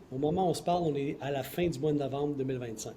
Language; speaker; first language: French; native; French